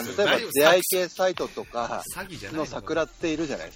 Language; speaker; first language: Japanese; native; Japanese